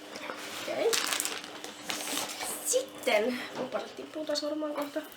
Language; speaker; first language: Finnish; non-native, learner; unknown